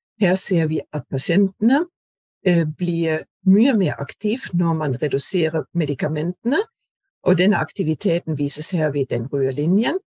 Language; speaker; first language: Norwegian; non-native, fluent; German